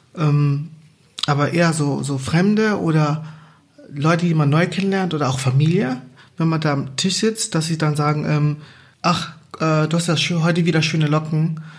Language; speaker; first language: German; non-native, fluent; Portuguese